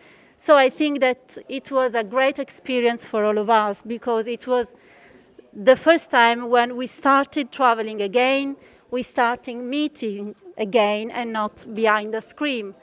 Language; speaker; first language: English; non-native, fluent; Italian